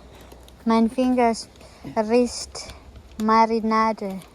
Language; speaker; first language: German; non-native, learner; Filipino